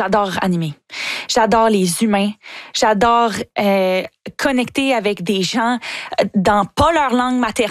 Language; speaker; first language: French; native; French